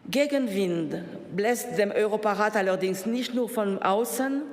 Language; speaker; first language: German; non-native, local second language; French